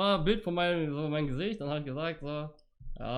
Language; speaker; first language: German; native; German